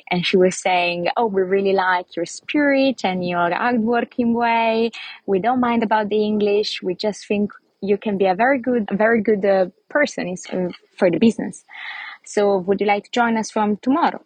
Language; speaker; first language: English; non-native, fluent; Italian